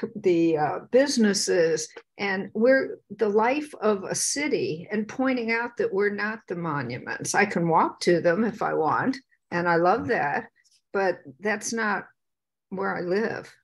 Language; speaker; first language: English; native; English